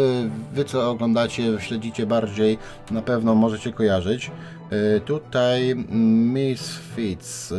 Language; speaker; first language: Polish; native; Polish